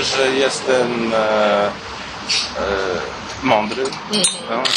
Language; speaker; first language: Polish; early bilingual, heritage; Polish